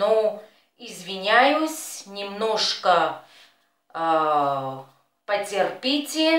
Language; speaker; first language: Russian; non-native, fluent; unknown